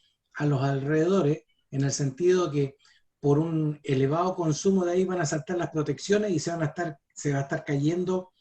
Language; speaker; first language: Spanish; native; Spanish